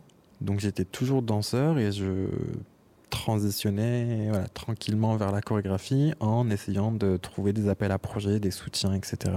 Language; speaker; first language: French; native; French